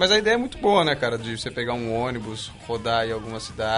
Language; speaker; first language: Portuguese; native; Portuguese